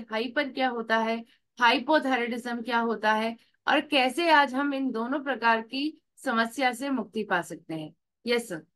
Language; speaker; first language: Hindi; native; Hindi